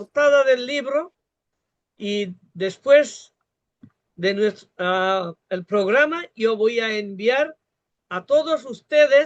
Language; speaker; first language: Spanish; non-native, fluent; Bangla